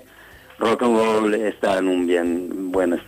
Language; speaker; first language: Spanish; non-native, learner; English